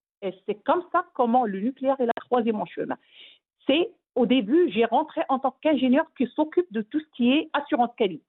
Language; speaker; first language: French; non-native, local second language; Arabic